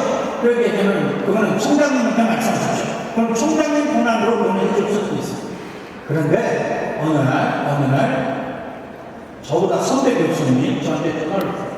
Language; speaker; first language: Korean; native; Korean